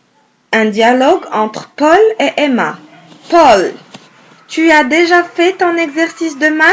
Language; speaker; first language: French; non-native, fluent; Arabic